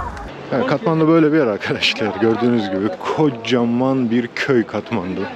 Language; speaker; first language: Turkish; native; Turkish